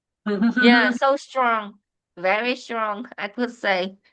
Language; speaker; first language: English; non-native, fluent; Vietnamese